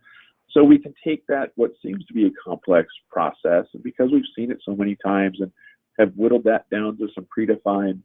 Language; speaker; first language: English; native; English